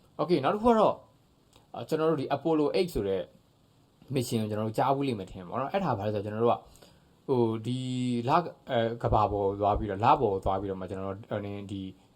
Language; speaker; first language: Burmese; native; Burmese